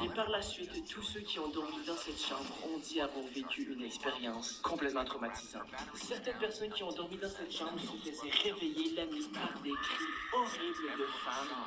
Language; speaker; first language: French; native; French